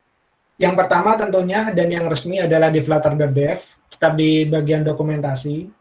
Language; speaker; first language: Indonesian; native; Indonesian